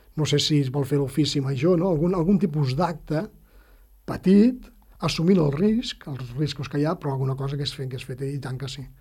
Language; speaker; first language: Catalan; native; Catalan